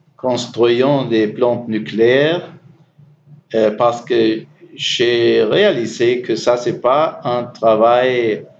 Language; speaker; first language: French; non-native, learner; German